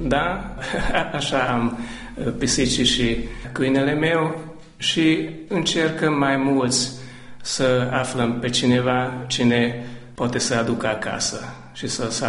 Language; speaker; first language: Romanian; non-native, local second language; Hungarian